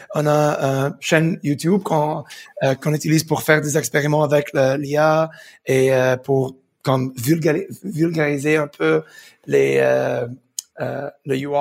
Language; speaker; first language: French; non-native, fluent; English